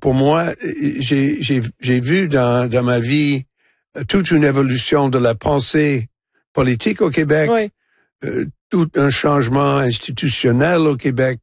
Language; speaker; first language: French; non-native, local second language; English